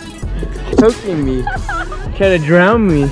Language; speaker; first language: English; native; English